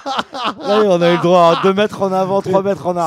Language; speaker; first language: French; native; French